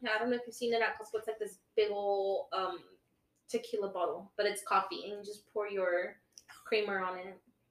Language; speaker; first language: English; early bilingual, other home language; Spanish